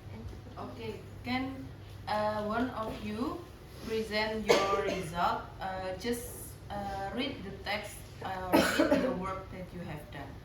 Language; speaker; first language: English; non-native, learner; Indonesian